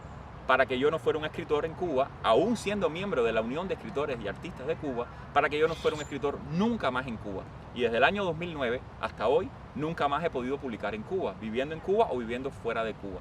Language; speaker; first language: Spanish; native; Spanish